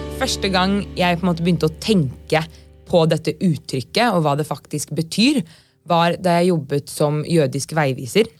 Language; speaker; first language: Norwegian; native; Norwegian